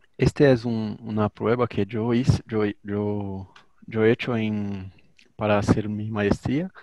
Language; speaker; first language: Spanish; non-native, learner; Portuguese